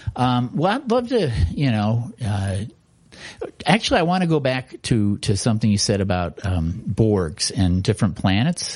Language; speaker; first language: English; native; English